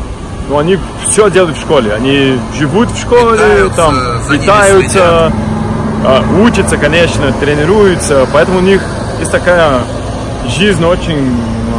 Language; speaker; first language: Russian; non-native, fluent; Portuguese